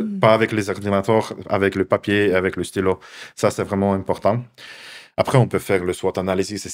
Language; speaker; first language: French; non-native, fluent; Russian